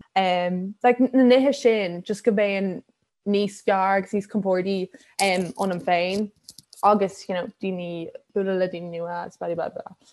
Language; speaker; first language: Irish; non-native, local second language; English